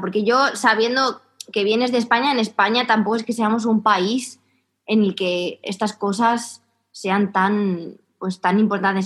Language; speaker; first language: Spanish; native; Spanish